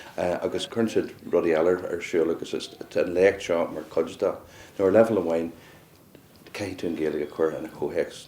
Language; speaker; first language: Irish; non-native, local second language; English